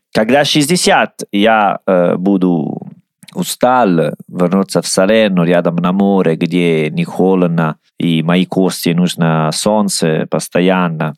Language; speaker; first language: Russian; non-native, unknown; Italian